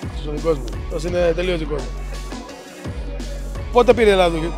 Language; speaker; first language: Greek; native; Greek